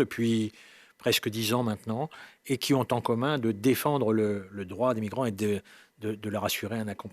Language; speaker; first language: French; native; French